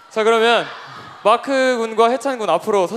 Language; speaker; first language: Korean; native; Korean